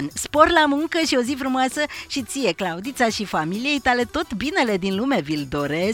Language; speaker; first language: Romanian; native; Romanian